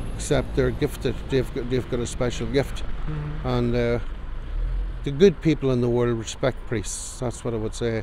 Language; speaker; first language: English; native; English